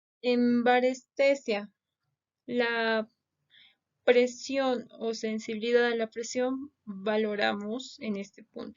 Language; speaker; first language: Spanish; native; Spanish